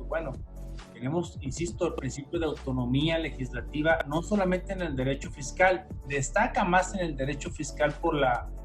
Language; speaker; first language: Spanish; native; Spanish